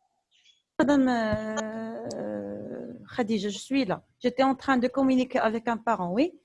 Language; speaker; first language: French; non-native, local second language; Arabic